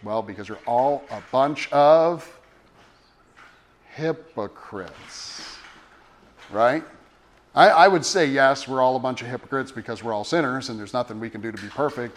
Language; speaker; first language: English; native; English